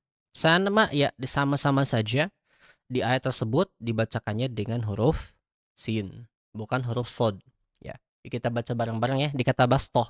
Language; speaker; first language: Indonesian; native; Indonesian